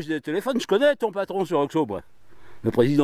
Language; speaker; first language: French; native; French